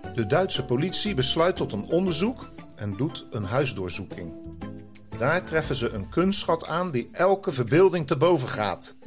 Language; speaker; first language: Dutch; native; Dutch